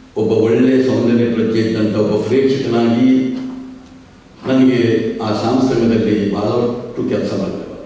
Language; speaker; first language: Kannada; non-native, local second language; Tulu